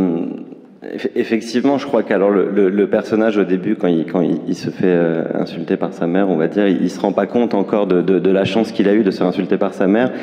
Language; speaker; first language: French; native; French